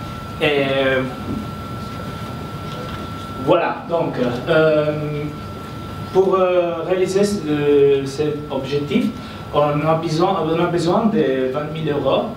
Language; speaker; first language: French; non-native, fluent; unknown